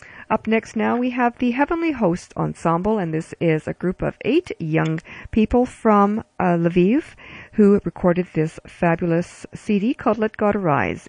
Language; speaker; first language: English; early bilingual, other home language; Ukrainian